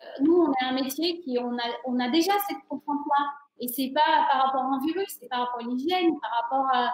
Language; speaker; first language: French; non-native, fluent; Portuguese